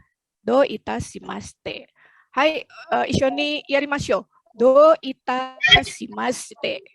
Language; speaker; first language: Japanese; non-native, fluent; Indonesian